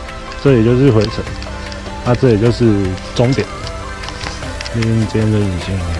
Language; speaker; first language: Chinese; native; Chinese